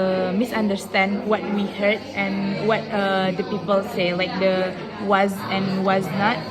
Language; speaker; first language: English; non-native, learner; Indonesian